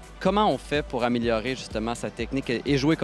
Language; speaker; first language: French; native; French